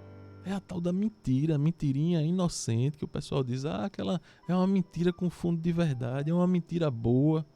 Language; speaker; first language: Portuguese; native; Portuguese